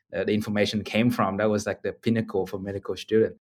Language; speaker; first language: English; non-native, fluent; Vietnamese